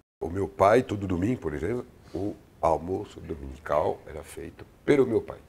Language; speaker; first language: Portuguese; non-native, fluent; French